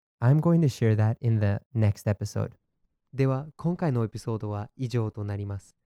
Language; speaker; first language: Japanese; non-native, fluent; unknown